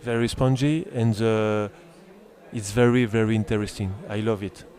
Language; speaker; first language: English; non-native, learner; French